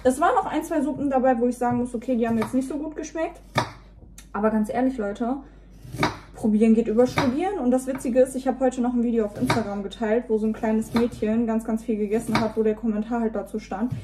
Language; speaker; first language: German; native; German